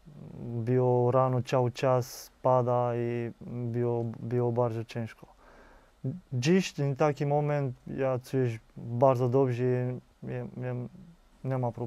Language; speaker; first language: Polish; non-native, learner; Romanian